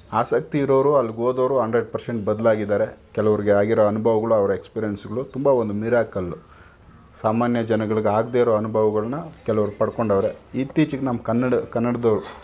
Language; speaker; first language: Kannada; native; Kannada